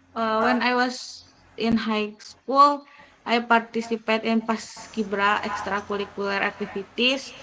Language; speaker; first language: English; non-native, learner; Indonesian